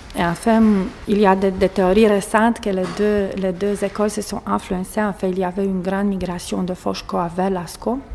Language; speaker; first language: French; non-native, fluent; Portuguese